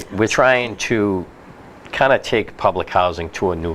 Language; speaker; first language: English; native; English